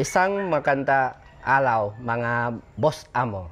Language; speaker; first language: Filipino; non-native, learner; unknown